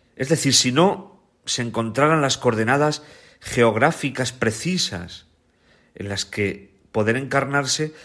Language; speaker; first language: Spanish; native; Spanish